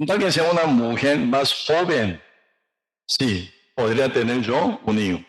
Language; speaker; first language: Spanish; non-native, learner; Korean